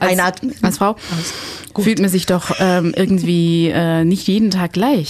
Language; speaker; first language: German; non-native, fluent; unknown